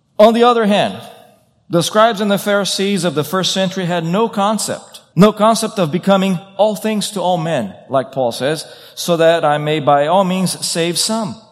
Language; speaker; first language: English; non-native, fluent; Portuguese